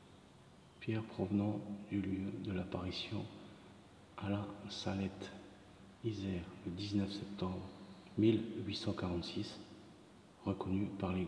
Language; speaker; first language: French; native; French